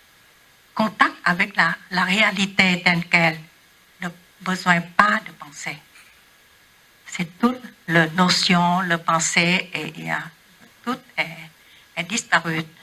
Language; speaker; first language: French; non-native, learner; Vietnamese